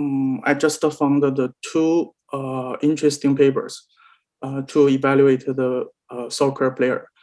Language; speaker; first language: English; non-native, learner; Chinese